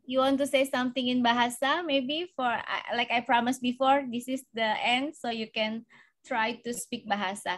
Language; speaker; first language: English; non-native, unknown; Indonesian